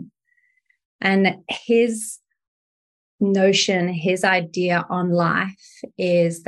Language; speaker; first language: English; native; English